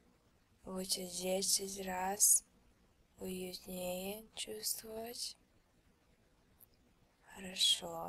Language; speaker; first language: Russian; early bilingual, heritage; Russian